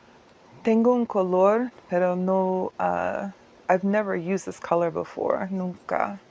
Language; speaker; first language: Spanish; non-native, learner; English